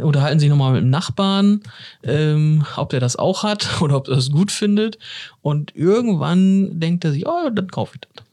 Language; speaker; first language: German; native; German